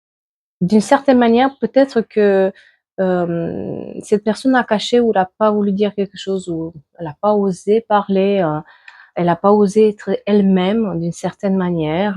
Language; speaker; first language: French; native; French